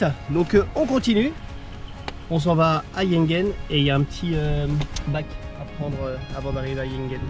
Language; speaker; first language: French; native; French